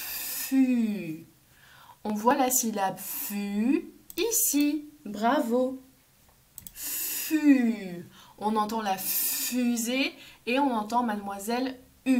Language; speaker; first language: French; native; French